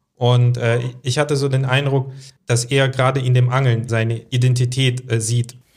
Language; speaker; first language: German; early bilingual, other home language; Russian